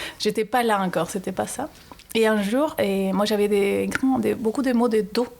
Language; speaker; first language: French; non-native, fluent; Spanish